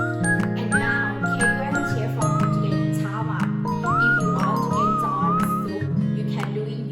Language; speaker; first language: English; non-native, learner; Thai